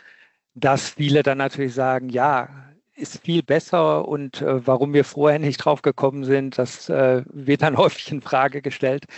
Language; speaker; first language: German; native; German